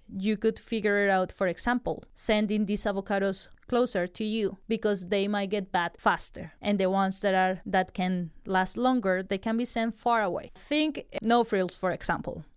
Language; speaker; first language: English; non-native, fluent; Spanish